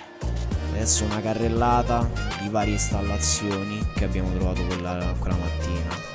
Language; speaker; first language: Italian; native; Italian